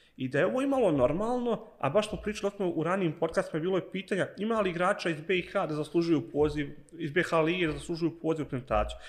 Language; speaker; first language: Bosnian; native; Bosnian